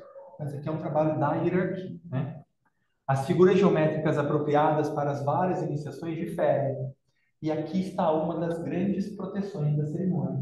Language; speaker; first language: Portuguese; native; Portuguese